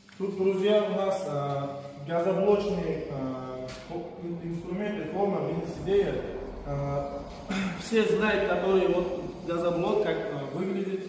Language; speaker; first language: Russian; non-native, fluent; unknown